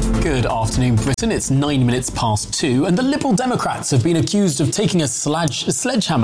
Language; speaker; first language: English; native; English